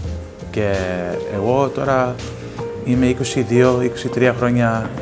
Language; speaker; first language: Greek; early bilingual, heritage; Greek